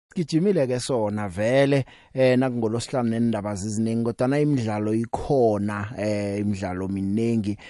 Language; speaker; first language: Zulu; native; Zulu